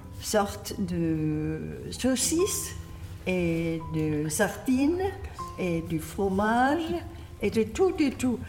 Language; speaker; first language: French; non-native, learner; German